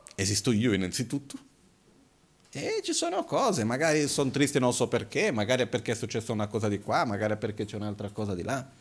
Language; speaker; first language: Italian; non-native, fluent; Portuguese